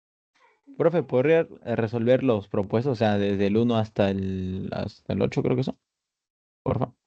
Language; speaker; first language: Spanish; native; Spanish